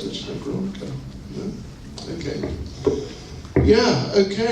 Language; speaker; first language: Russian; non-native, learner; English